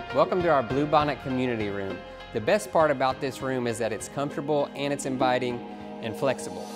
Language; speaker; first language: English; native; English